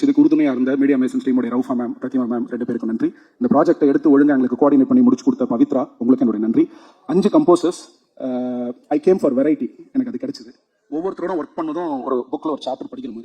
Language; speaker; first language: Tamil; native; Tamil